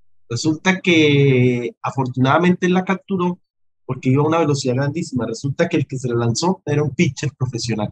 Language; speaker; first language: Spanish; native; Spanish